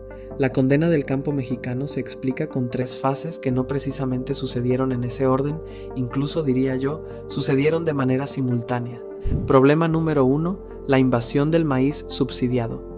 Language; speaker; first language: Spanish; native; Spanish